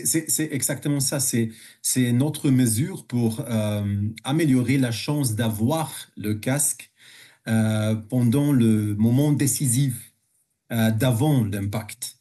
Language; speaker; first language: French; non-native, fluent; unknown